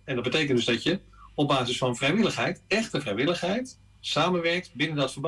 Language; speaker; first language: Dutch; native; Dutch